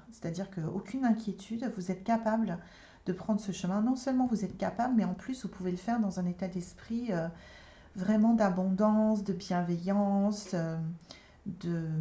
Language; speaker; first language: French; native; French